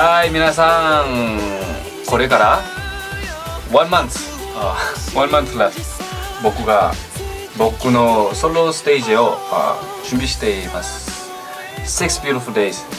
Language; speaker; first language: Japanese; non-native, learner; Korean